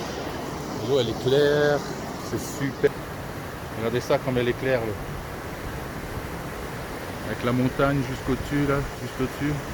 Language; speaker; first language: French; native; French